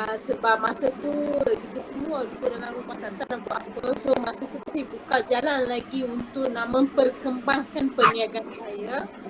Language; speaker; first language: Malay; non-native, local second language; Tamil